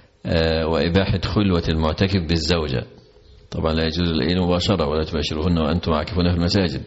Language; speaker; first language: Arabic; native; Arabic